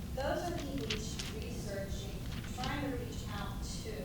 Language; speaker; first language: English; early bilingual, other home language; Italian